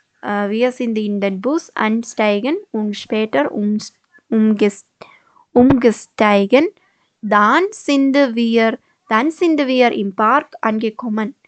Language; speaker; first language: German; non-native, learner; Malayalam